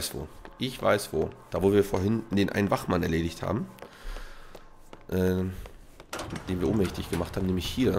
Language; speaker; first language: German; native; German